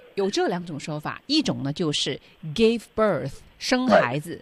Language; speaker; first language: Chinese; native; Chinese